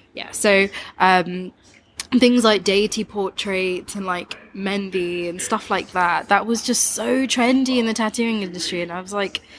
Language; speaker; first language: English; early bilingual, other home language; Hindi